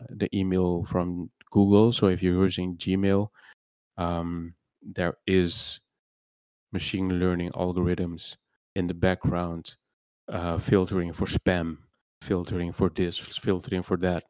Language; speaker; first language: English; non-native, fluent; Papiamento